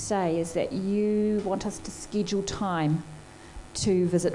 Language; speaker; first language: English; native; English